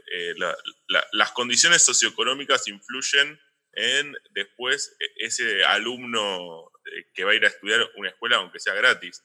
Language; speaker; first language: Spanish; native; Spanish